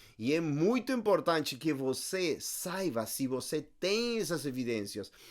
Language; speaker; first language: Portuguese; non-native, fluent; Spanish